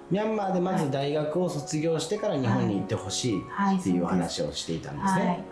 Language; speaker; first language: Japanese; native; Japanese